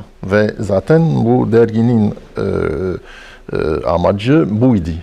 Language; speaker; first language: Turkish; non-native, fluent; French